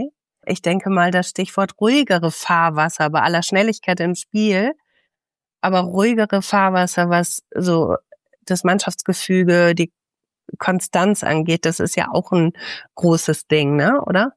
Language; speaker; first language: German; native; German